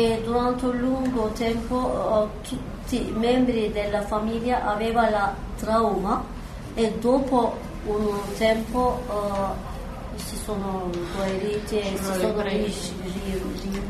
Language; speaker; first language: Italian; non-native, learner; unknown